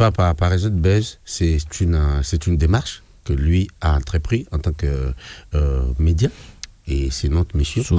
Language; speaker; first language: French; non-native, local second language; Lingala